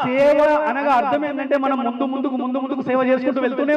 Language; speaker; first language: Telugu; native; Telugu